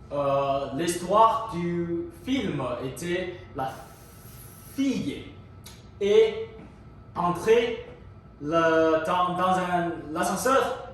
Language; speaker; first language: French; non-native, learner; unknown